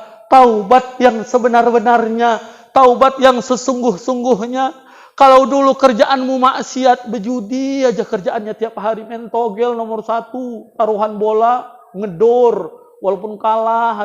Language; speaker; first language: Indonesian; native; Indonesian